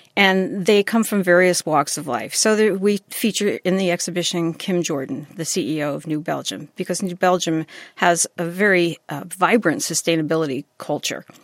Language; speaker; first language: English; native; English